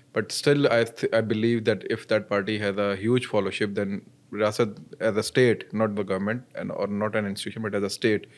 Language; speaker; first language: English; non-native, local second language; Urdu